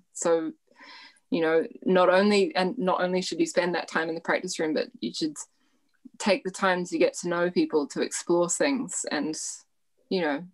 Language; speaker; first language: English; native; English